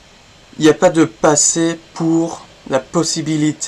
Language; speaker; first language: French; non-native, fluent; English